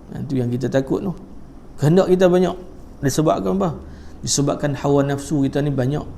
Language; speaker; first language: Malay; native; Malay